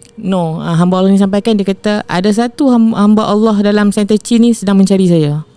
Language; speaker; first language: Malay; native; Malay